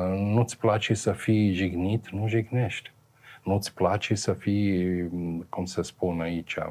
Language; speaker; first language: Romanian; non-native, fluent; Arabic